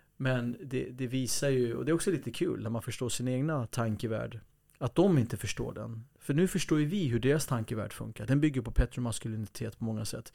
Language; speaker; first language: Swedish; early bilingual, other home language; Kurdish